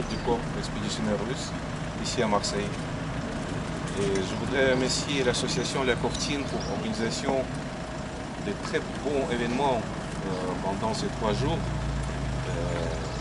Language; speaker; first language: French; non-native, fluent; Russian